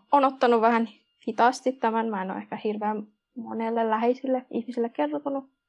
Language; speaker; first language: Finnish; early bilingual, other home language; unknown